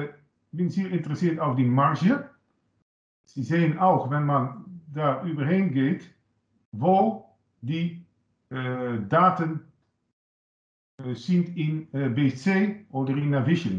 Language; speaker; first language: German; non-native, learner; Dutch